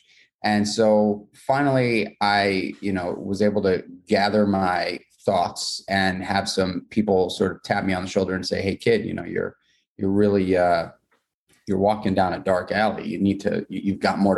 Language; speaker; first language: English; native; English